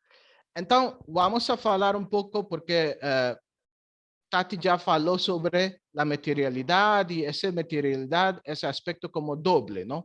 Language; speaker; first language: Spanish; non-native, fluent; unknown